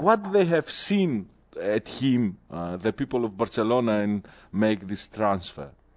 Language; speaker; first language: English; non-native, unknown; Greek